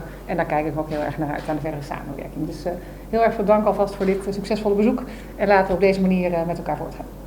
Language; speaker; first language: Dutch; native; Dutch